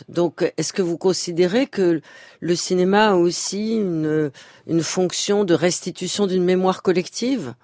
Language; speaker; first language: French; native; French